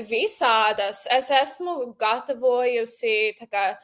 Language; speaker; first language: Latvian; early bilingual, heritage; Latvian